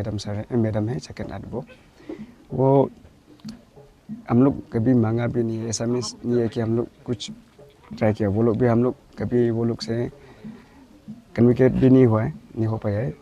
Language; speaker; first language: Hindi; non-native, local second language; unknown